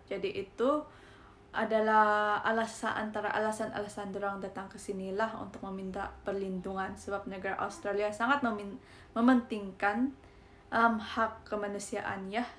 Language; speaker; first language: Malay; native; Malay